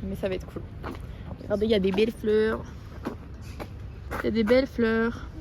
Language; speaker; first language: French; native; French